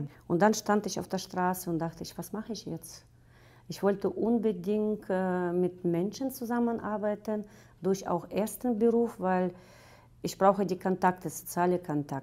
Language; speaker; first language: German; non-native, fluent; Russian